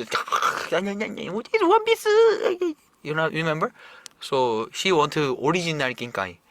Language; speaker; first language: English; non-native, learner; Thai